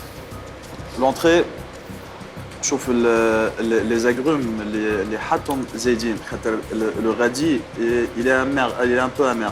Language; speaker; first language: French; non-native, local second language; Arabic